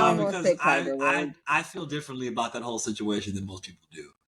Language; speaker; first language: English; native; English